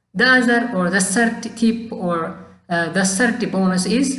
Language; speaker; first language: English; non-native, local second language; Amharic